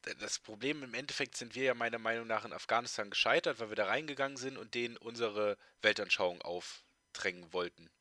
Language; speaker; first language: German; native; German